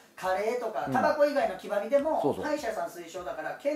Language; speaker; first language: Japanese; native; Japanese